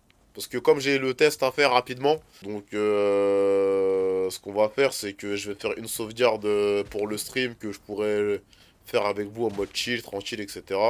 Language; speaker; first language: French; native; French